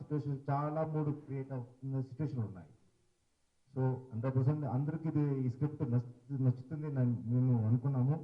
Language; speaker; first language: Telugu; non-native, learner; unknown